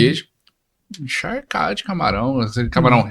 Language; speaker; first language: Portuguese; native; Portuguese